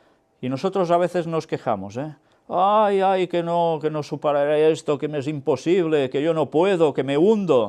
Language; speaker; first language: Spanish; native; Spanish